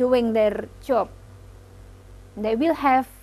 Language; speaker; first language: English; non-native, local second language; Indonesian